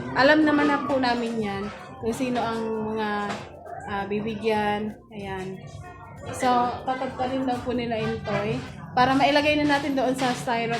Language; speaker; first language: Filipino; non-native, local second language; Bikol